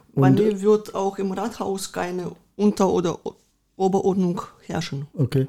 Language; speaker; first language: German; early bilingual, other home language; Russian